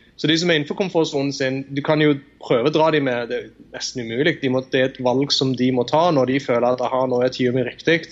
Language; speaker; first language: Norwegian; early bilingual, other home language; Tamil